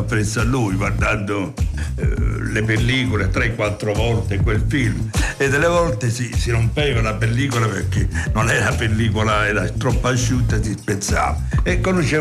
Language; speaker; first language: Italian; native; Italian